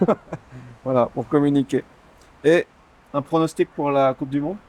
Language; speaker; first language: French; native; French